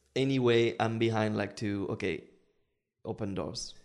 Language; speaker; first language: English; non-native, fluent; French